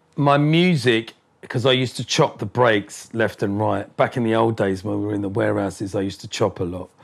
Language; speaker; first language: English; native; English